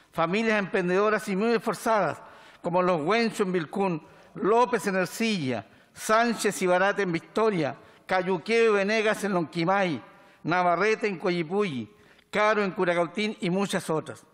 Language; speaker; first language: Spanish; native; Spanish